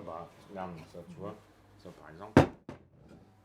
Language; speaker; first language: French; native; French